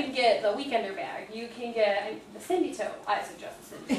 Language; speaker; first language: English; native; English